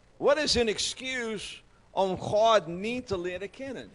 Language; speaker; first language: Dutch; non-native, learner; English